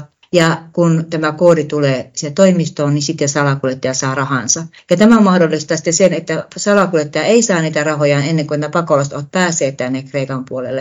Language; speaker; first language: Finnish; native; Finnish